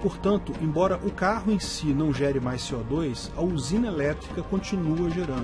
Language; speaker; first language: Portuguese; native; Portuguese